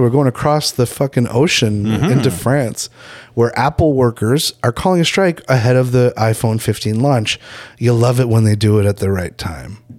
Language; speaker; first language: English; native; English